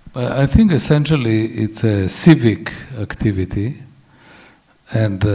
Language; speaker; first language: English; non-native, fluent; Hebrew